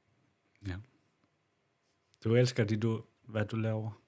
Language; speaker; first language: Danish; non-native, local second language; Kalaallisut